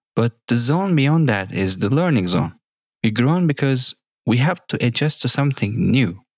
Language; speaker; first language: English; non-native, fluent; Turkish